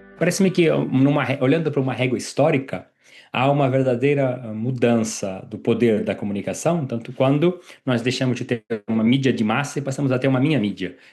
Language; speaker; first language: Portuguese; native; Portuguese